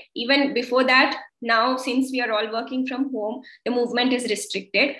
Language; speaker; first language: English; non-native, local second language; Kannada